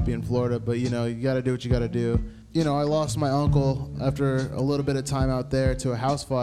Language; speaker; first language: English; native; English